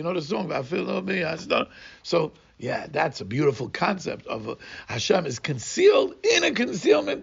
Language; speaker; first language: English; non-native, fluent; Portuguese